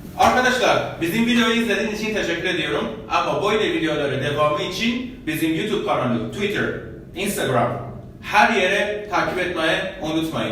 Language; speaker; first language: Turkish; non-native, fluent; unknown